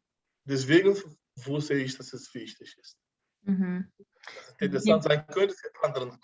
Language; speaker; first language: German; non-native, fluent; Portuguese